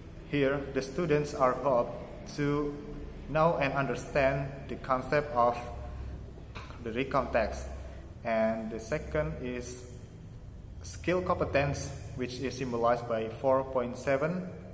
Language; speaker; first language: English; non-native, learner; Indonesian